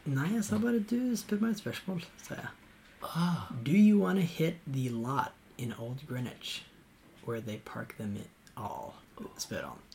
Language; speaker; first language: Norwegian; non-native, fluent; English